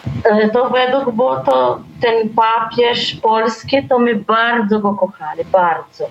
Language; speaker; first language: Polish; early bilingual, heritage; Polish